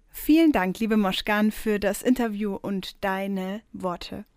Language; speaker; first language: German; native; German